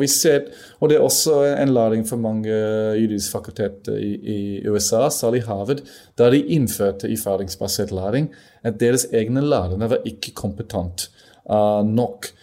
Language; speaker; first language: Norwegian; non-native, fluent; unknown